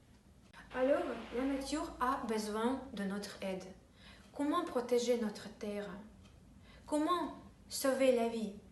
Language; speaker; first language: French; non-native, fluent; Ukrainian